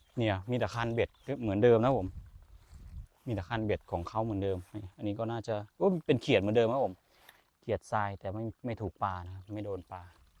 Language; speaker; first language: Thai; non-native, local second language; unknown